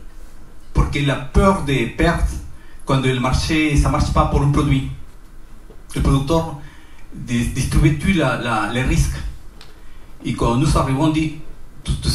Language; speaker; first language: French; non-native, learner; Spanish